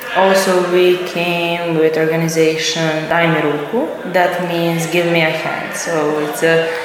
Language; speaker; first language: English; non-native, fluent; Serbian